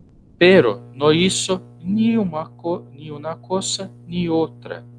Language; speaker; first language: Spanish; non-native, fluent; Portuguese